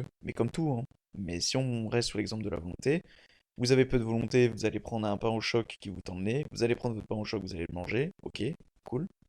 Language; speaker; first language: French; native; French